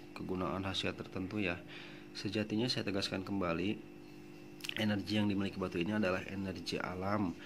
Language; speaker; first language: Indonesian; non-native, local second language; Sundanese